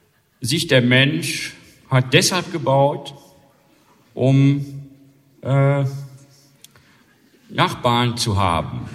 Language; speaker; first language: German; native; German